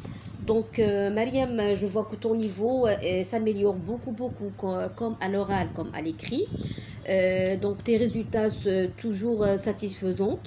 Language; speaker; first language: French; non-native, fluent; Arabic